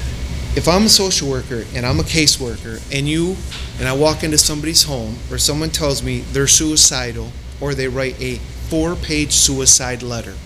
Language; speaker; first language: English; native; English